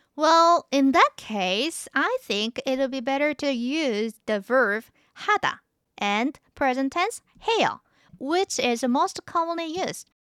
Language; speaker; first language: English; non-native, fluent; Korean